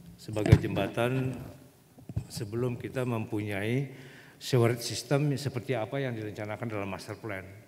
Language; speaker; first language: Indonesian; native; Indonesian